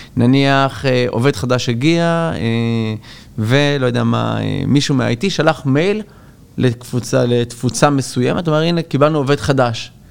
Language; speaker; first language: Hebrew; native; Hebrew